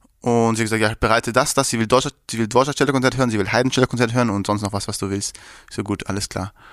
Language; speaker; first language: German; early bilingual, other home language; Persian